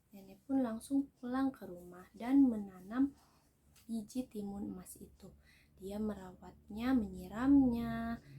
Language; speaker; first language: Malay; non-native, local second language; Sundanese